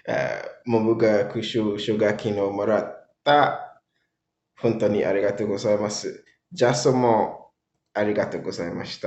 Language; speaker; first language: Japanese; non-native, learner; English